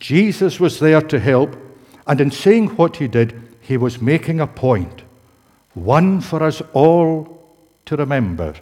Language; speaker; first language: English; native; English